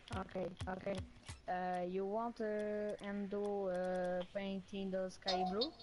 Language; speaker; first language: English; non-native, learner; French